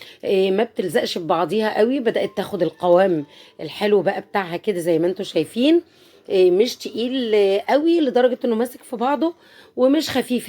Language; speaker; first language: Arabic; native; Arabic